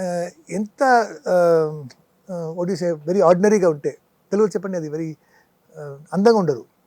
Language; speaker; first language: Telugu; non-native, local second language; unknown